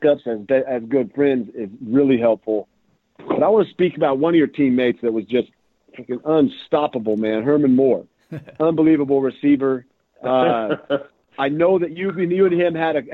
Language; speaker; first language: English; native; English